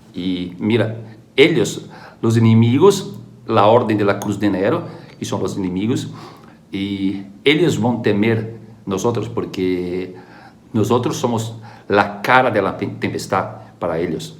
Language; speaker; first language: Spanish; non-native, fluent; Portuguese